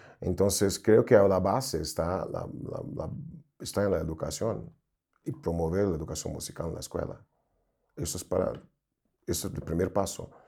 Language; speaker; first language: Spanish; non-native, fluent; Portuguese